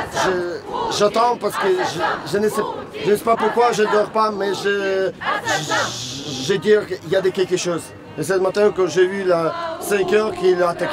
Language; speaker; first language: French; non-native, learner; Ukrainian